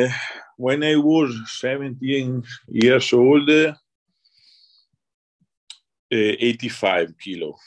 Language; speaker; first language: English; non-native, learner; Italian